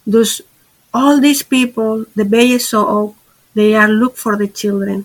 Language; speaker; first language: English; non-native, fluent; Spanish